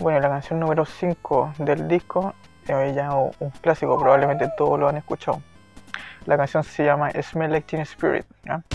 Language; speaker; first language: Spanish; native; Spanish